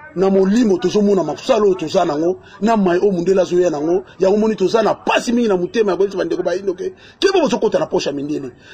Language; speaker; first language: Lingala; non-native, local second language; Kongo